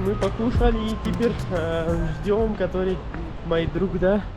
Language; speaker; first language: Russian; non-native, learner; Pashto